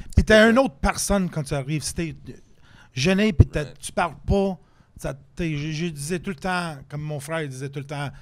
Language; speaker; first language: French; non-native, fluent; English